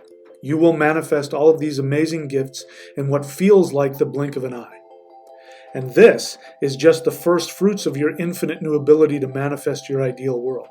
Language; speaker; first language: English; native; English